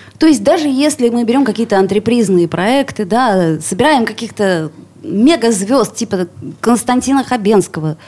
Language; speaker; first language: Russian; native; Russian